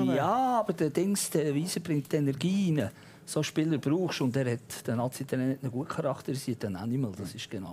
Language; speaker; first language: German; native; German